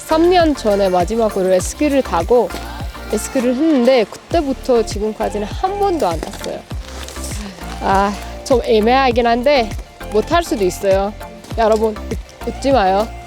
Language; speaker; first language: Korean; non-native, learner; Persian